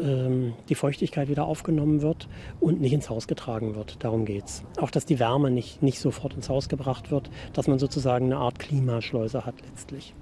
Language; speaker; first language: German; native; German